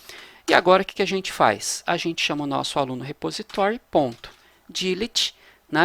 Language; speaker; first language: Portuguese; native; Portuguese